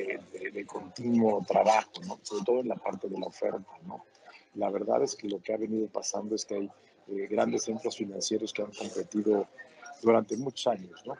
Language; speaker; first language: Spanish; native; Spanish